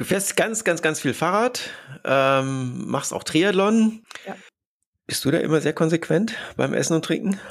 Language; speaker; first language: German; native; German